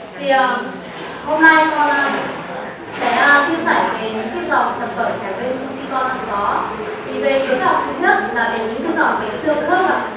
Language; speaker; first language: Vietnamese; non-native, local second language; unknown